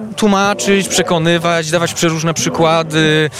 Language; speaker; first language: Polish; early bilingual, heritage; Polish